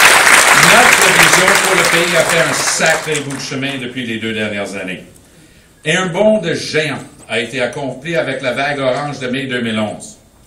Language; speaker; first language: French; early bilingual, heritage; French